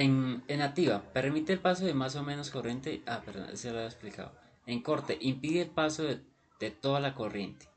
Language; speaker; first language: Spanish; native; Spanish